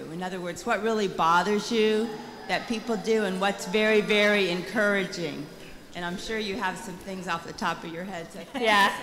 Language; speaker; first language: English; non-native, fluent; Chinese